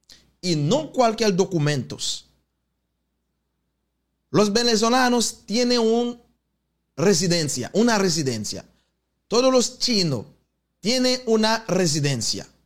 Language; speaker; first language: Spanish; non-native, fluent; Haitian Creole